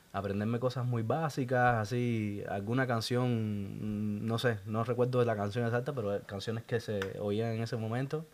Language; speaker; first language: Spanish; native; Spanish